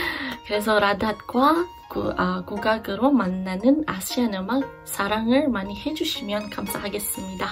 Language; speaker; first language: Korean; non-native, fluent; Malay